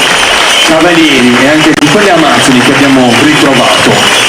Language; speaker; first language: Italian; native; Italian